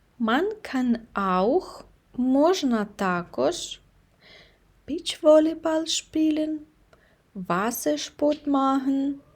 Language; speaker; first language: German; non-native, fluent; Ukrainian